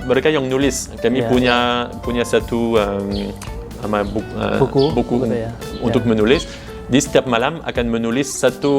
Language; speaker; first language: Indonesian; non-native, fluent; French